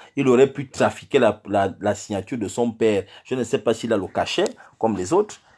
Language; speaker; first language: French; non-native, local second language; Fang